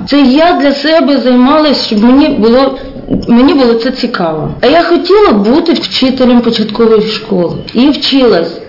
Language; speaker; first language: Ukrainian; native; Ukrainian